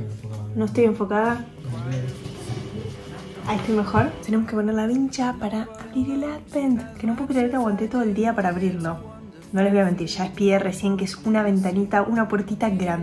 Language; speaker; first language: Spanish; native; Spanish